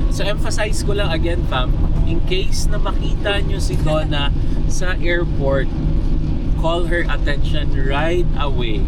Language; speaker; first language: Filipino; non-native, local second language; Hiligaynon